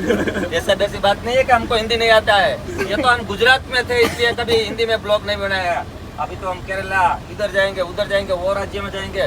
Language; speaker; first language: Hindi; non-native, local second language; Gujarati